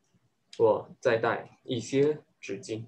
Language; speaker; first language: Chinese; non-native, learner; English